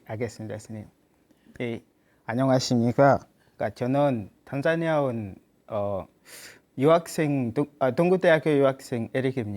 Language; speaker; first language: Korean; non-native, learner; Swahili